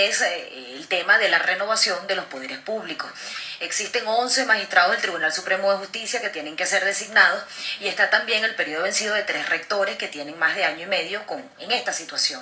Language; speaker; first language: Spanish; native; Spanish